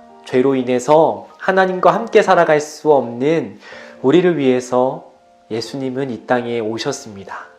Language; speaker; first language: Korean; native; Korean